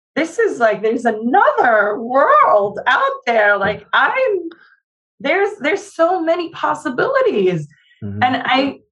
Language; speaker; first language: English; non-native, fluent; Arabic